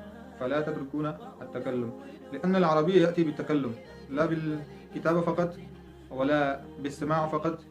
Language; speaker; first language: Arabic; non-native, fluent; Pashto